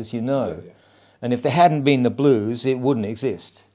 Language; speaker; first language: English; native; English